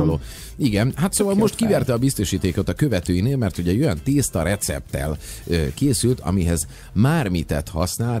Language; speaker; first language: Hungarian; native; Hungarian